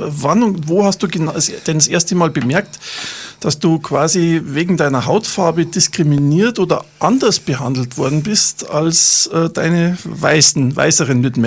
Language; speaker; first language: German; native; German